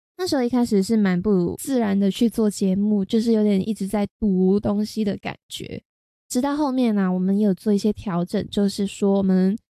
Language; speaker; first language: Chinese; non-native, local second language; Cantonese